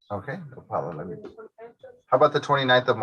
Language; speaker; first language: English; native; English